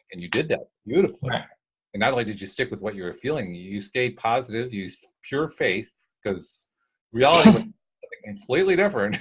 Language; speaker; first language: English; native; English